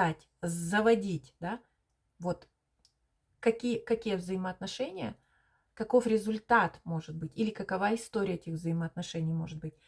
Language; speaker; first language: Russian; native; Russian